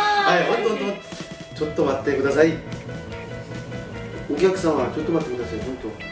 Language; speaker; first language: Japanese; non-native, learner; Korean